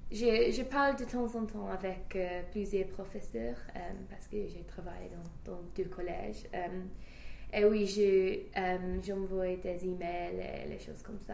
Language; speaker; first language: French; non-native, fluent; English